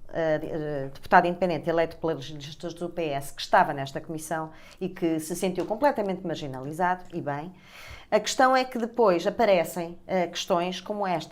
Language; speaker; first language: Portuguese; native; Portuguese